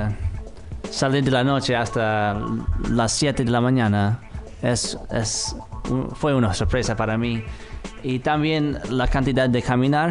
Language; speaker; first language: Spanish; non-native, fluent; English